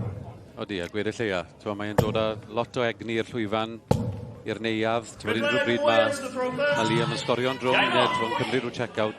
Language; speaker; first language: Welsh; native; Welsh